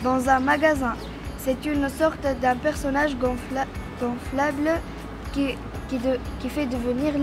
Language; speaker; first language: French; non-native, local second language; Arabic